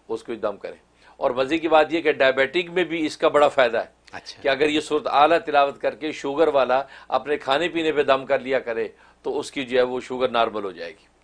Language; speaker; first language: Hindi; non-native, local second language; Kashmiri